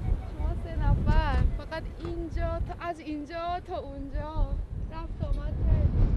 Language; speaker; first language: Persian; non-native, learner; Korean